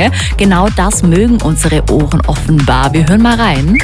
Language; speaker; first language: German; native; German